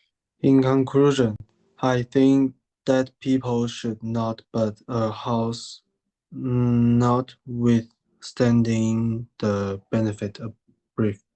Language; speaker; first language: English; non-native, learner; Chinese